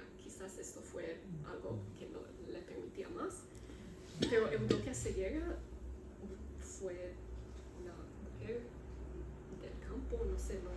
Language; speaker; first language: Spanish; non-native, learner; Romanian